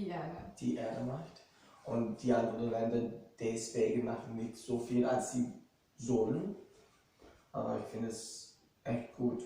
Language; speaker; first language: German; non-native, fluent; Portuguese